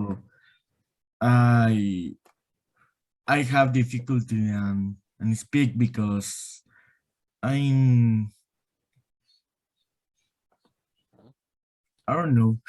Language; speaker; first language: English; non-native, learner; Spanish